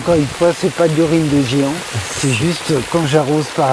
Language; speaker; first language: French; native; French